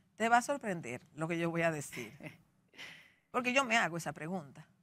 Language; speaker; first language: Spanish; native; Spanish